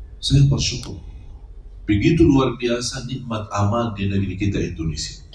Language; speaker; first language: Indonesian; non-native, fluent; Arabic